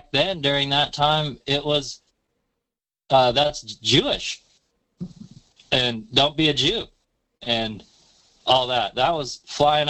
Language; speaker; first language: English; native; English